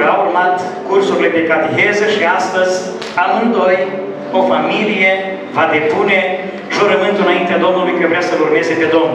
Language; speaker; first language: Romanian; native; Romanian